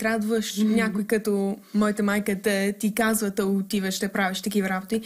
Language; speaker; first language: Bulgarian; early bilingual, heritage; English